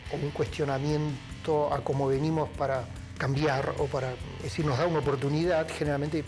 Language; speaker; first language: Spanish; native; Spanish